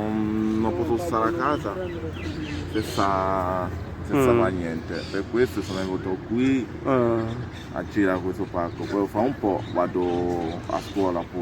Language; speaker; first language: Italian; non-native, learner; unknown